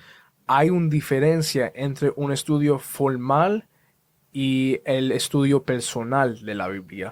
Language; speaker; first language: Spanish; early bilingual, heritage; Spanish